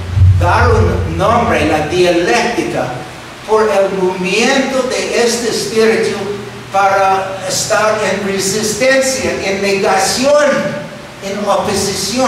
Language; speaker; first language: Spanish; non-native, fluent; English